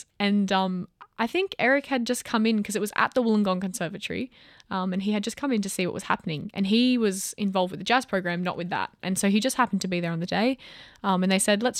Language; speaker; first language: English; native; English